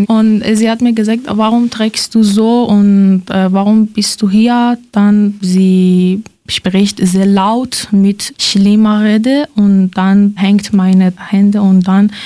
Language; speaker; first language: German; non-native, learner; Persian